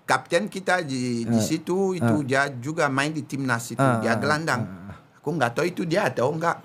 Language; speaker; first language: Indonesian; non-native, learner; Japanese